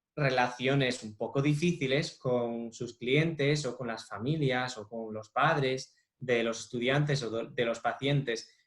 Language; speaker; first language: Spanish; non-native, fluent; English